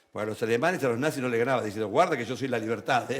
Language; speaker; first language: Spanish; native; Spanish